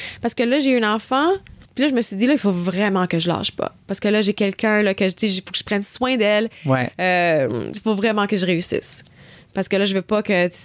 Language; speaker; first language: French; native; French